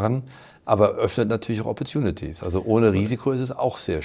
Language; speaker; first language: German; native; German